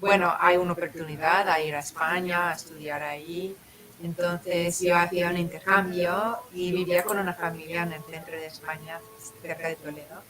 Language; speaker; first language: Spanish; non-native, fluent; English